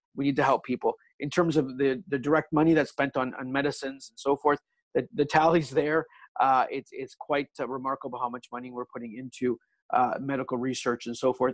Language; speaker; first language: English; early bilingual, other home language; Italian